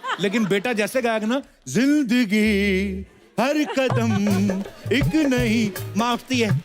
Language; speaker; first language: Hindi; non-native, local second language; Punjabi